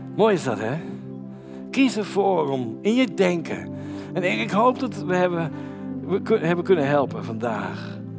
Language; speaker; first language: Dutch; native; Dutch